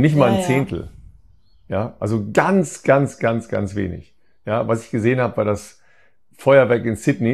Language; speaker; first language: German; native; German